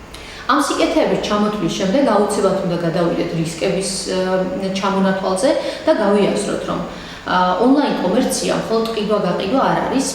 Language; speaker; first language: Georgian; native; Georgian